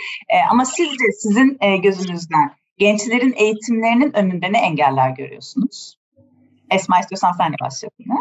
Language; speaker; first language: Turkish; native; Turkish